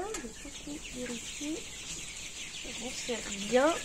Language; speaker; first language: French; native; French